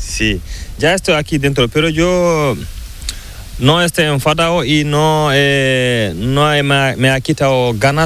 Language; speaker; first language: Spanish; non-native, learner; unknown